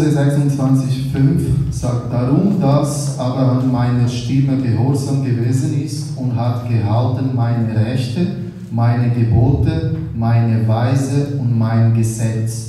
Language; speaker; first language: German; non-native, learner; Portuguese